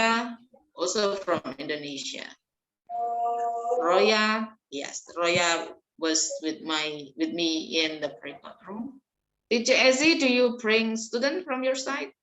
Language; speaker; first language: English; non-native, fluent; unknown